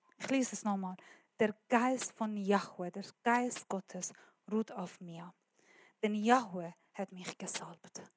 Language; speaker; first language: German; non-native, learner; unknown